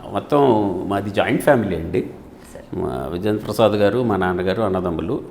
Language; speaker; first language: Telugu; native; Telugu